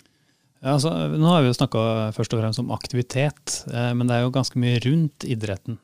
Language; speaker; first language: Norwegian; native; Norwegian